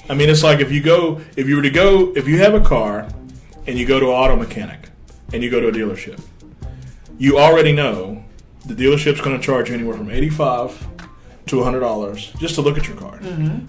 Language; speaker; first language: English; native; English